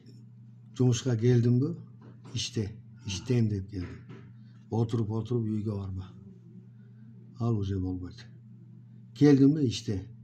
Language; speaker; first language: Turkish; non-native, learner; Kyrgyz